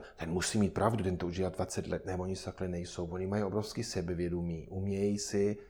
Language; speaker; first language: Czech; non-native, fluent; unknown